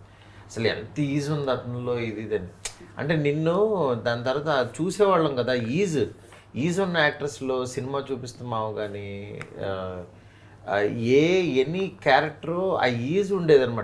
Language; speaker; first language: Telugu; native; Telugu